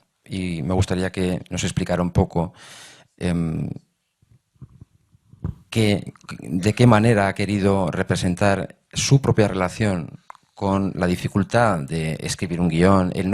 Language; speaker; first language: Spanish; native; Spanish